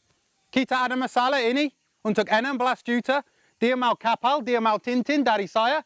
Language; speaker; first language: Indonesian; non-native, learner; English